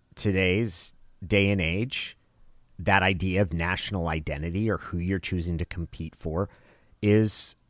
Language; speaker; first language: English; early bilingual, other home language; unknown